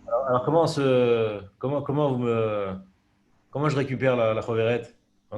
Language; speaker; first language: French; native; French